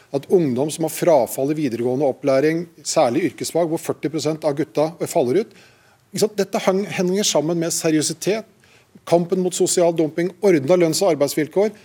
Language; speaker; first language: Norwegian; native; Norwegian